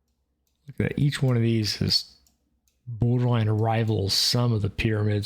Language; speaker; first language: English; native; English